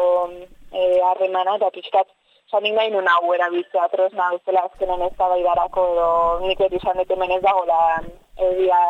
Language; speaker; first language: Basque; native; Basque